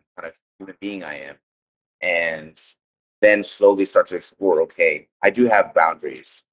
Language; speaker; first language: English; native; English